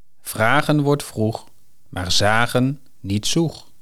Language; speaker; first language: Dutch; non-native, local second language; Papiamento